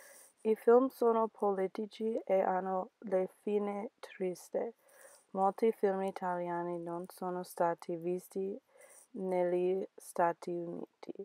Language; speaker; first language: Italian; non-native, learner; English